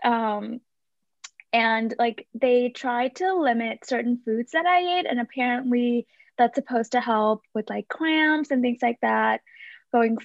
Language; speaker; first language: English; non-native, local second language; Sinhala